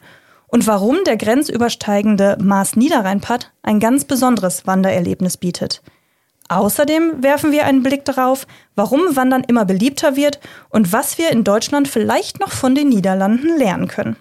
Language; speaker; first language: German; native; German